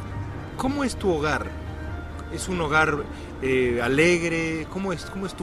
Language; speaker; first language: Spanish; native; Spanish